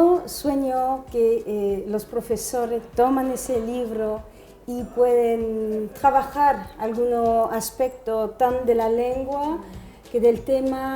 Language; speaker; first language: Spanish; non-native, fluent; French